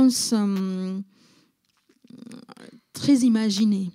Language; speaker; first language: French; non-native, fluent; Bangla